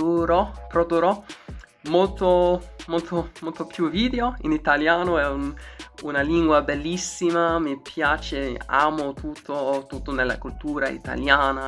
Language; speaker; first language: Italian; non-native, learner; English